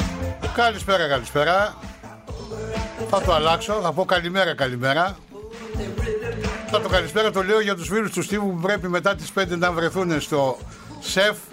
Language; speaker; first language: Greek; native; Greek